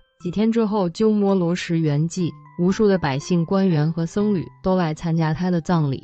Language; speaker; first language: Chinese; native; Chinese